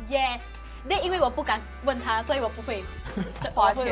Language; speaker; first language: Chinese; non-native, local second language; English